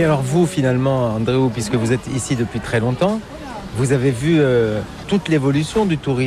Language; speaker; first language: French; native; French